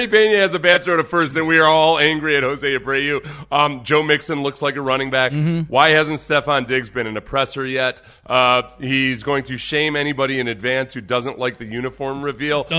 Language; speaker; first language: English; native; English